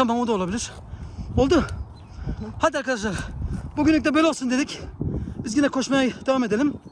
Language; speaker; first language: Turkish; early bilingual, heritage; Turkish